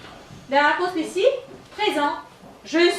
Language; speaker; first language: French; non-native, fluent; Russian